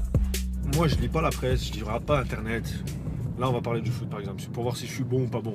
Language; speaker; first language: French; native; French